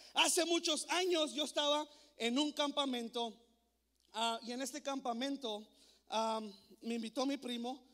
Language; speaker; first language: Spanish; native; Spanish